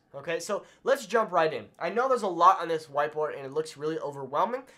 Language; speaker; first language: English; native; English